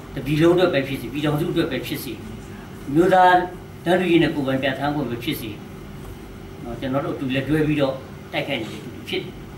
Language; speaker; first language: Burmese; non-native, local second language; S'gaw Karen